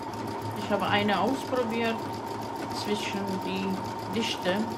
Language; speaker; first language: German; non-native, learner; Croatian